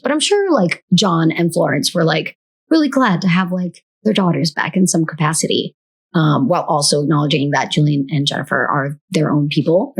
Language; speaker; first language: English; native; English